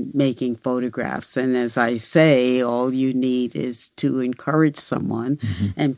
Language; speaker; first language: English; native; English